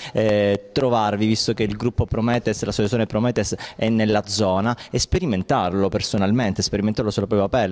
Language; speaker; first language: Italian; native; Italian